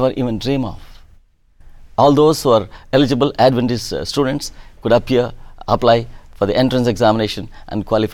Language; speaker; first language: English; non-native, local second language; Telugu